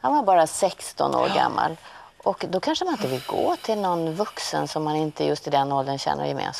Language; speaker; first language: Swedish; native; Swedish